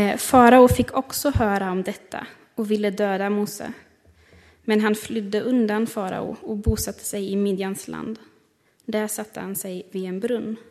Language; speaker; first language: Swedish; non-native, fluent; German